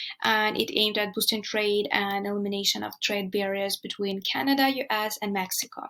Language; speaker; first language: English; non-native, fluent; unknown